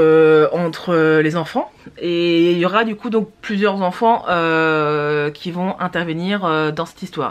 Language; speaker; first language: French; native; French